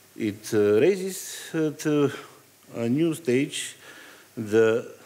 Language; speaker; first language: English; non-native, learner; Bulgarian